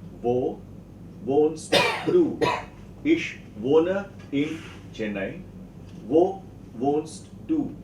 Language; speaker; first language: German; non-native, fluent; Marathi